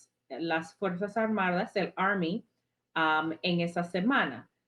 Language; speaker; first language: Spanish; non-native, fluent; English